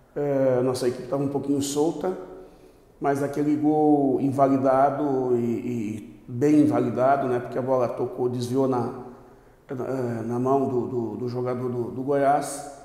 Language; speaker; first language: Portuguese; native; Portuguese